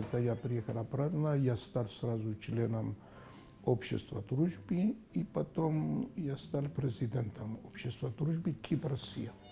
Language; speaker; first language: Russian; non-native, fluent; Greek